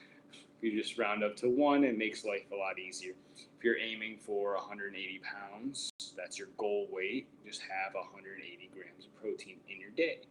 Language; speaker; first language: English; native; English